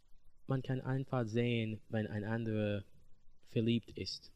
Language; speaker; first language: German; non-native, learner; English